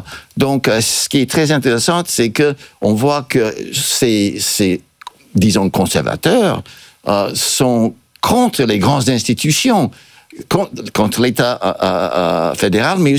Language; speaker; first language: French; non-native, fluent; English